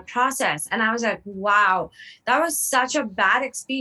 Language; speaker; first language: English; non-native, local second language; Hindi